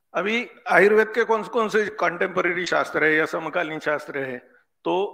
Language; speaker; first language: Hindi; non-native, local second language; Marathi